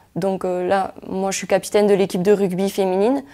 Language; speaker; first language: French; native; French